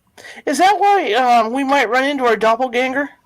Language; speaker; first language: English; native; English